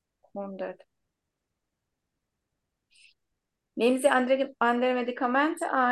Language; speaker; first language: German; non-native, learner; Turkish